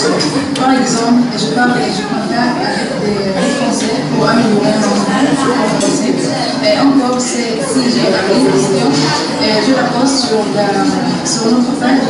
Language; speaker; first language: French; non-native, learner; Arabic